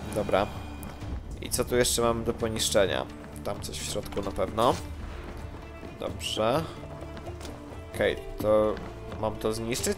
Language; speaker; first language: Polish; native; Polish